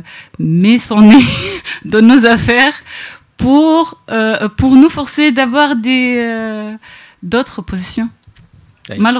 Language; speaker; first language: French; non-native, local second language; Arabic